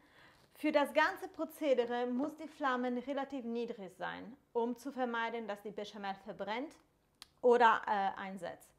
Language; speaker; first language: German; non-native, fluent; Italian